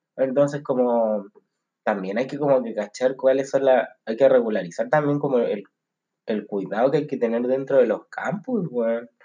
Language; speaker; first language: Spanish; native; Spanish